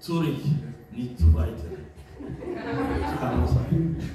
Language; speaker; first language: German; non-native, learner; French